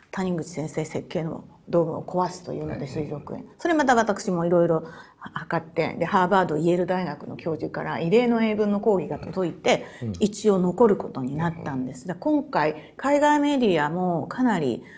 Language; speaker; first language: Japanese; native; Japanese